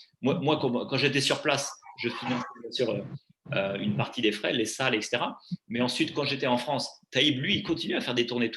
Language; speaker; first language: French; native; French